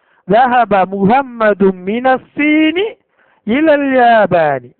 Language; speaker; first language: Arabic; non-native, fluent; Tamil